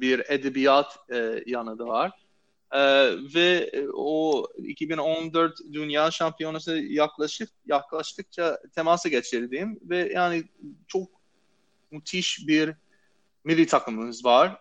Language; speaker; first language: Turkish; non-native, fluent; English